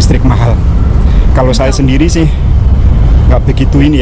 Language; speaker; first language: Indonesian; native; Indonesian